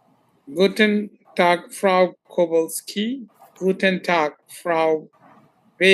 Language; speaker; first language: German; non-native, learner; Bangla